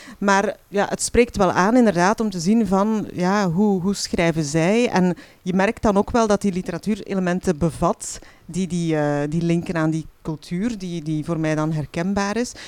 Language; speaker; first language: Dutch; early bilingual, other home language; Arabic